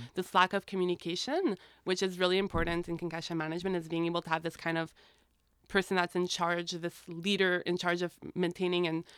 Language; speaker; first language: English; native; English